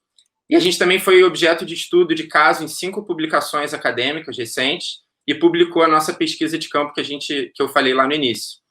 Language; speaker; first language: Portuguese; native; Portuguese